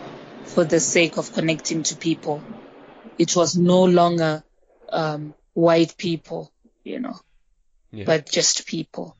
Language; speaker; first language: English; early bilingual, other home language; Shona